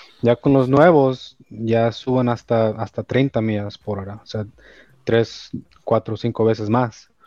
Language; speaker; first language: Spanish; early bilingual, heritage; Spanish